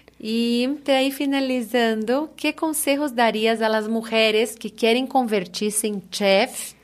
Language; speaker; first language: Spanish; non-native, fluent; Portuguese